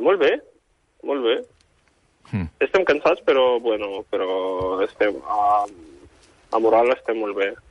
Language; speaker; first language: Catalan; non-native, fluent; Ukrainian